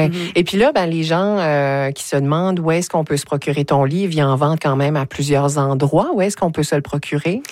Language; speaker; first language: French; native; French